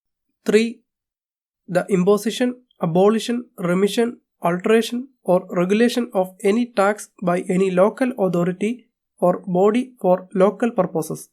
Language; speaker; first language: English; non-native, local second language; Malayalam